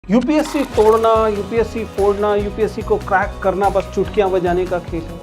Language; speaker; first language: Hindi; native; Hindi